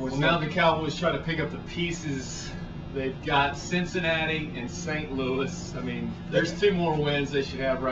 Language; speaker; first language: English; native; English